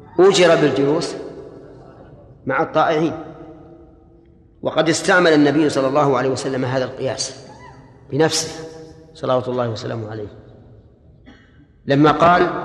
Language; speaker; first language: Arabic; native; Arabic